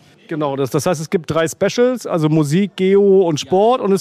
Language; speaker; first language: German; native; German